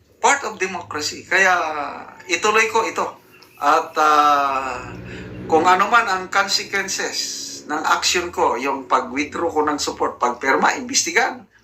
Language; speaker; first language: Filipino; native; Filipino